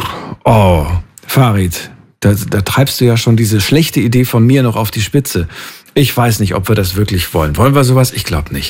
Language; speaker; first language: German; native; German